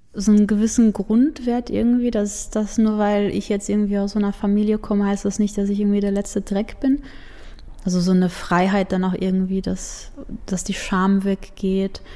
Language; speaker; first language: German; early bilingual, other home language; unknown